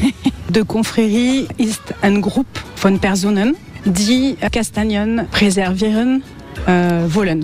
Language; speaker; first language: German; non-native, learner; French